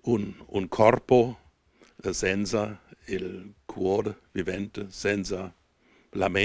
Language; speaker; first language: Italian; non-native, fluent; German